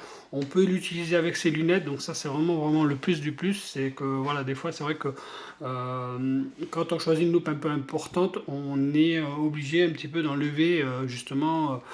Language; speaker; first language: French; native; French